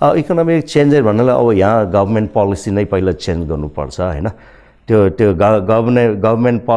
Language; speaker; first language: Nepali; non-native, local second language; Newari